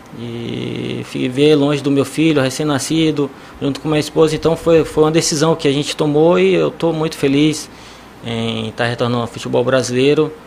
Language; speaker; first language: Portuguese; native; Portuguese